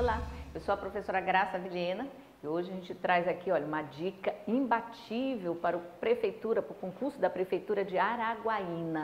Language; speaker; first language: Portuguese; native; Portuguese